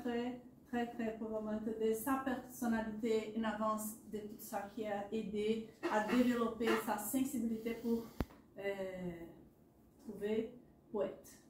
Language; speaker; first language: French; non-native, learner; Portuguese